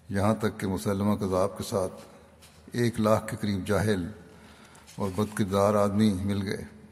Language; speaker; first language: Urdu; native; Urdu